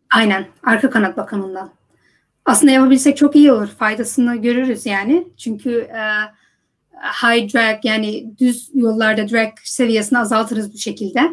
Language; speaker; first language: Turkish; early bilingual, heritage; Turkish